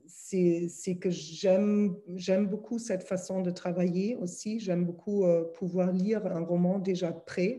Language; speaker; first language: French; non-native, fluent; German